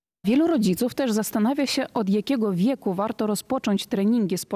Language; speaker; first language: Polish; native; Polish